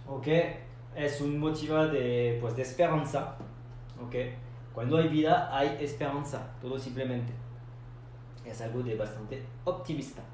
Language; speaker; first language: Spanish; non-native, fluent; French